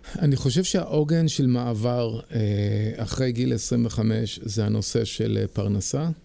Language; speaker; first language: Hebrew; early bilingual, heritage; Hebrew